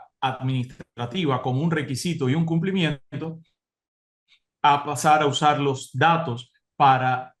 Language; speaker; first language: Spanish; native; Spanish